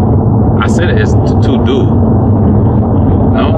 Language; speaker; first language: Spanish; non-native, learner; English